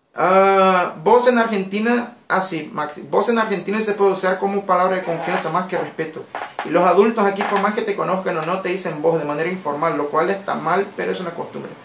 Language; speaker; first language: Spanish; non-native, fluent; Portuguese